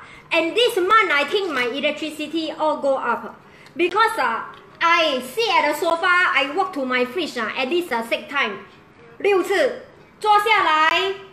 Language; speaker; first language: English; non-native, local second language; Min Nan Chinese